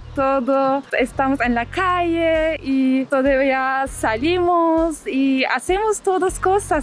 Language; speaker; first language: Spanish; non-native, learner; Turkish